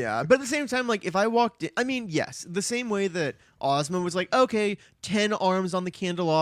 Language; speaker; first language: English; native; English